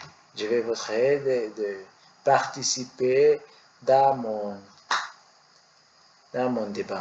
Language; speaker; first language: French; non-native, learner; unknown